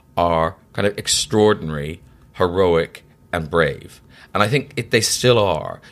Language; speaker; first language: English; native; English